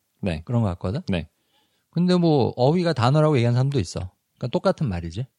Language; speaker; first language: Korean; native; Korean